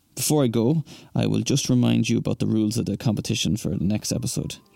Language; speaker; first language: English; native; English